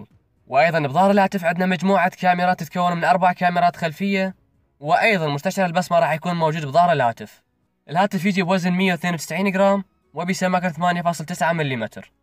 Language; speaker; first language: Arabic; native; Arabic